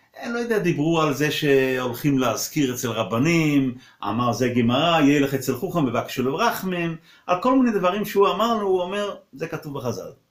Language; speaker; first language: Hebrew; non-native, local second language; Yiddish